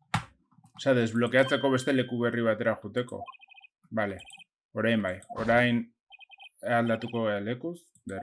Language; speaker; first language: Basque; non-native, local second language; Spanish